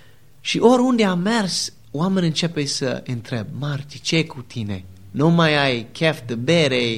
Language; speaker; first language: Romanian; non-native, learner; English